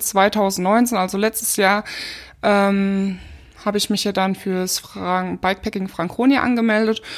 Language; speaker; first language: German; native; German